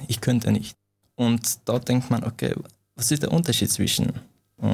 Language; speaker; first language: German; non-native, fluent; Persian